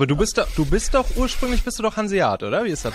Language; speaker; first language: German; native; German